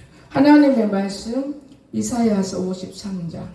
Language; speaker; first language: Korean; native; Korean